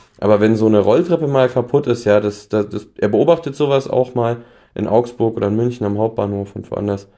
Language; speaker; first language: German; native; German